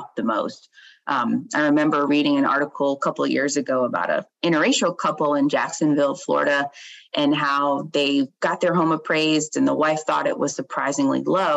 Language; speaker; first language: English; native; English